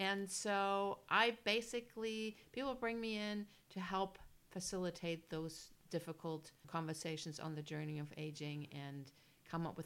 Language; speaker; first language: English; non-native, fluent; German